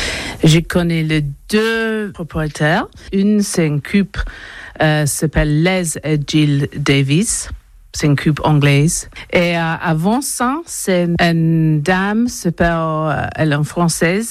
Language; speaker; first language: French; non-native, learner; English